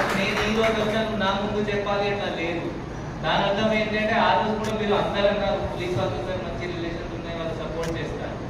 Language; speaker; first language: Telugu; native; Telugu